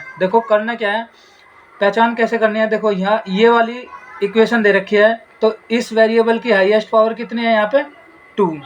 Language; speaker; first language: Hindi; native; Hindi